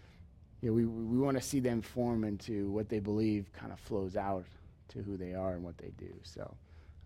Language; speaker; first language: English; native; English